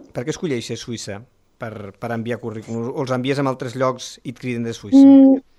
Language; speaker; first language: Catalan; native; Catalan